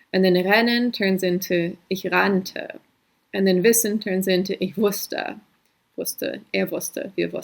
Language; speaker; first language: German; non-native, fluent; English